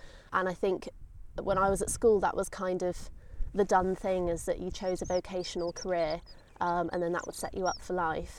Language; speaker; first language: English; native; English